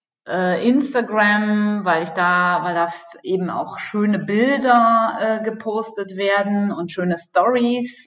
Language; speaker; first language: German; native; German